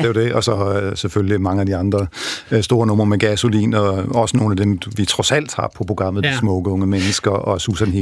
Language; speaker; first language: Danish; native; Danish